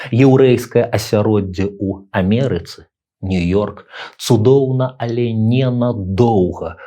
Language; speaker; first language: Belarusian; native; Belarusian